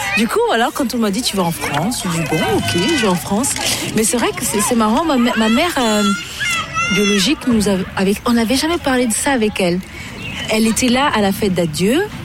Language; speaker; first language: French; early bilingual, other home language; Portuguese